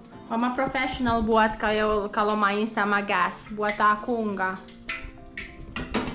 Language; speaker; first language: Indonesian; non-native, learner; Serbian